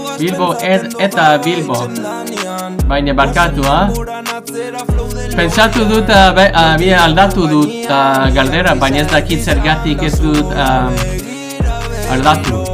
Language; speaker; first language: Basque; non-native, learner; English